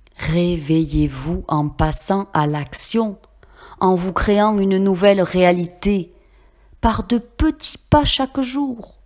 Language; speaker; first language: French; native; French